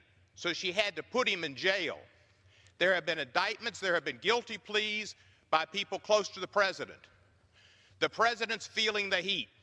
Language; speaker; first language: English; native; English